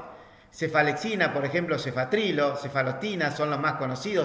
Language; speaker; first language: Spanish; native; Spanish